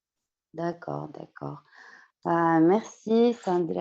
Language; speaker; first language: French; non-native, fluent; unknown